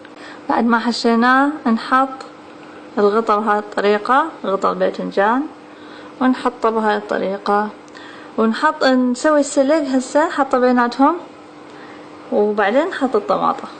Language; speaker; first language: Arabic; native; Arabic